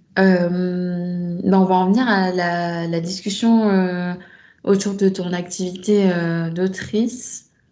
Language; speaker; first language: French; native; French